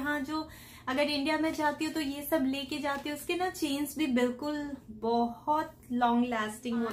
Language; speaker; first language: Hindi; native; Hindi